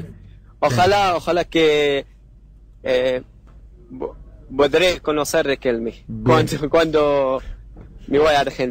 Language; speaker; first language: Spanish; non-native, learner; Arabic